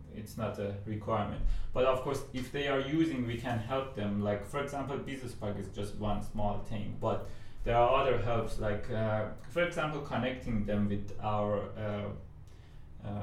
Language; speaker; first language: English; non-native, fluent; Persian